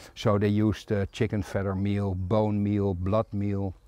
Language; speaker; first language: English; non-native, fluent; Dutch